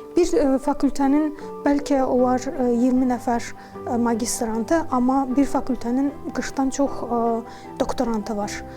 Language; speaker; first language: Azerbaijani; native; Azerbaijani